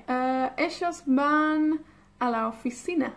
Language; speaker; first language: Spanish; non-native, fluent; Welsh